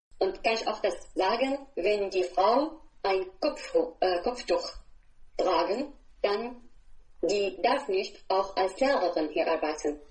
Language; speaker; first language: German; non-native, learner; Arabic